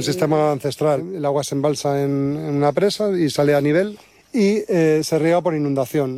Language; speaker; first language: Spanish; native; Spanish